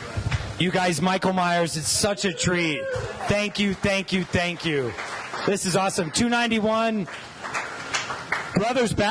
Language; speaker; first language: English; native; English